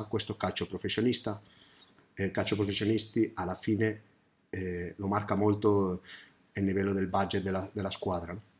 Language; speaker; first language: Italian; non-native, fluent; Spanish